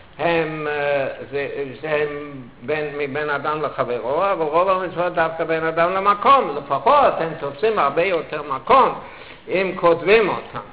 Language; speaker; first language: Hebrew; non-native, fluent; German